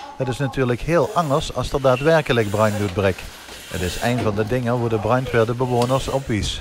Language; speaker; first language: Dutch; native; Dutch